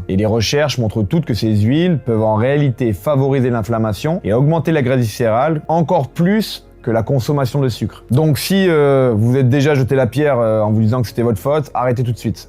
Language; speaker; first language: French; native; French